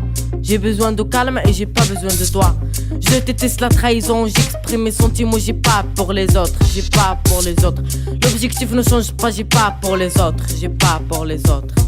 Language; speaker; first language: French; non-native, learner; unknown